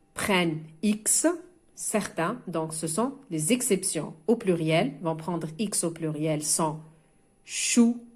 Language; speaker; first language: French; non-native, local second language; Arabic